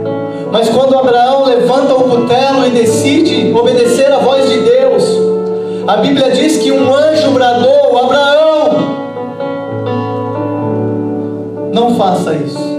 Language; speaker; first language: Portuguese; native; Portuguese